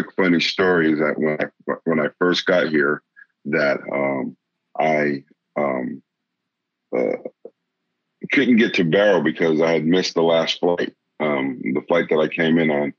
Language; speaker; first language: English; native; English